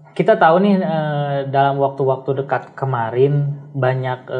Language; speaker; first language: Indonesian; native; Indonesian